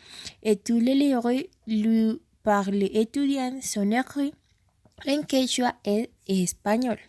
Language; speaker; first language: French; non-native, learner; Spanish